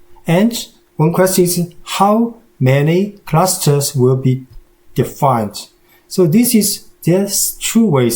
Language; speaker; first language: English; non-native, fluent; Chinese